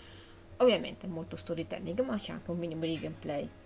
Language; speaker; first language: Italian; native; Italian